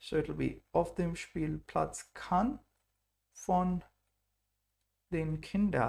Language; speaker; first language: German; non-native, fluent; English